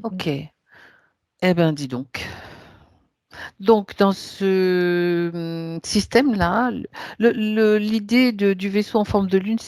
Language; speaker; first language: French; native; French